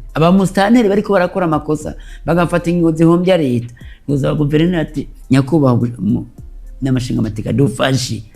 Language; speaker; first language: Rundi; native; Rundi